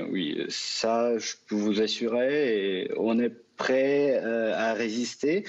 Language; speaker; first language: French; non-native, fluent; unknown